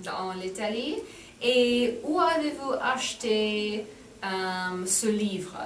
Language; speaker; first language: French; non-native, fluent; English